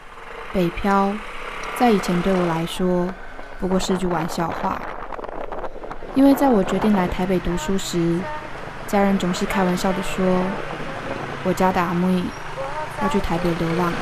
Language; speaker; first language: Chinese; native; Chinese